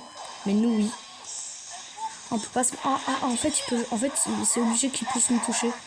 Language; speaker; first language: French; native; French